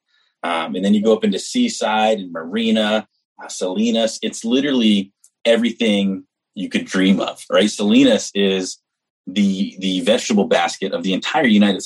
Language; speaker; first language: English; native; English